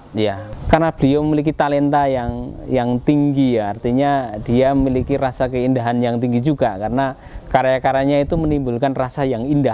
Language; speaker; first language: Indonesian; native; Indonesian